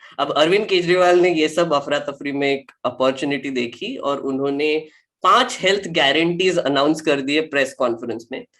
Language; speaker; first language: Hindi; non-native, local second language; Marathi